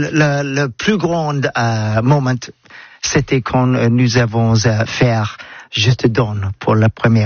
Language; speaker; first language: French; non-native, learner; English